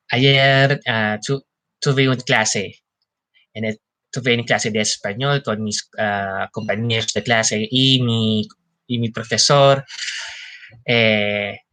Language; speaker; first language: Spanish; non-native, learner; Filipino